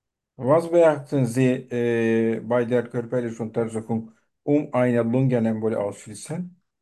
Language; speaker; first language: German; non-native, learner; Turkish